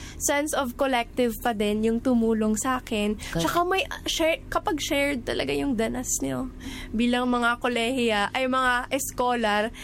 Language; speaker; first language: Filipino; non-native, local second language; Cebuano